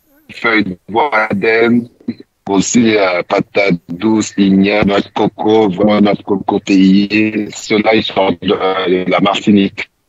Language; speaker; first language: French; non-native, local second language; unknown